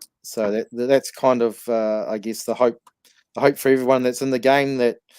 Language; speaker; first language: English; native; English